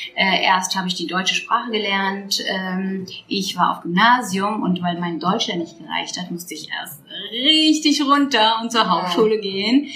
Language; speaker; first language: German; non-native, fluent; Turkish